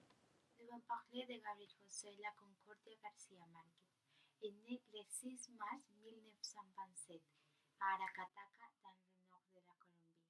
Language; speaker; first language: French; non-native, learner; Spanish